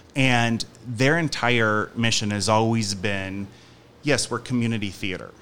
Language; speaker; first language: English; native; English